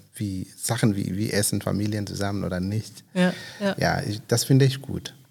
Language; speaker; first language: German; non-native, fluent; Swahili